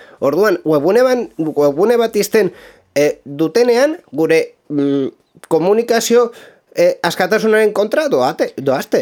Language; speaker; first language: Basque; non-native, local second language; Spanish